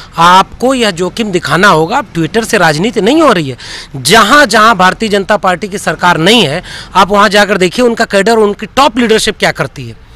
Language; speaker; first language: Hindi; native; Hindi